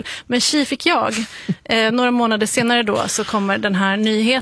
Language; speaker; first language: Swedish; native; Swedish